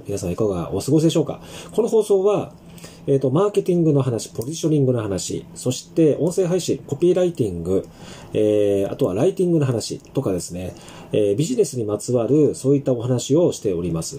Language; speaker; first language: Japanese; native; Japanese